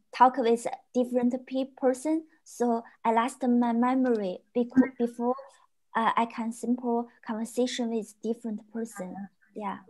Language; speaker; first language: Spanish; non-native, learner; Chinese